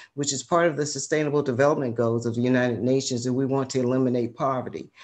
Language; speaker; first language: English; native; English